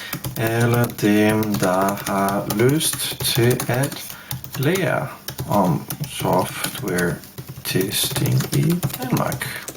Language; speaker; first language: Danish; non-native, fluent; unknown